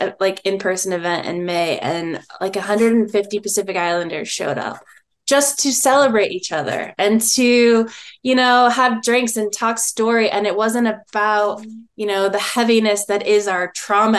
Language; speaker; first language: English; native; English